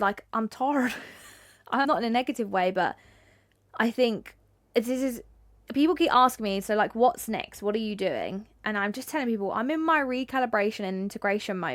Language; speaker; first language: English; native; English